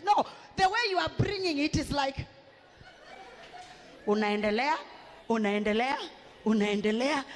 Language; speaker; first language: English; non-native, local second language; Swahili